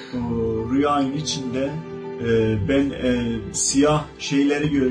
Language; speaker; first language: Turkish; non-native, local second language; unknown